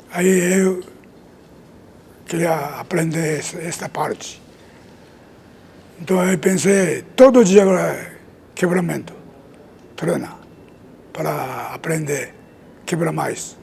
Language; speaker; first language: Portuguese; non-native, learner; Japanese